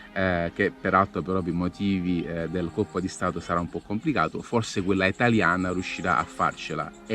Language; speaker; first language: Italian; native; Italian